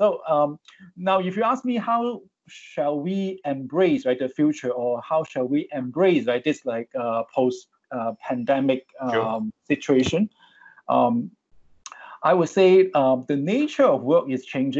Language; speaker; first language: English; non-native, local second language; Cantonese